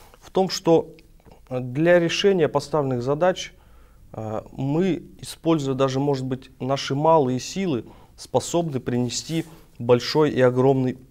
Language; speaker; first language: Russian; native; Russian